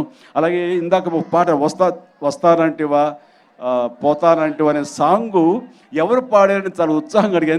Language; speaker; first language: Telugu; native; Telugu